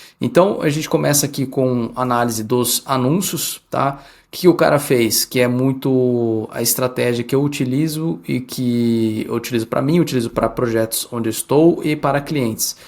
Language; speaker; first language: Portuguese; early bilingual, heritage; Portuguese